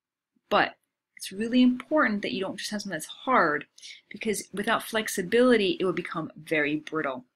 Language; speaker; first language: English; native; English